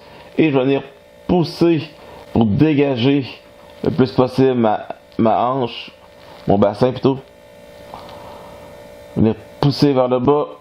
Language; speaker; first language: French; native; French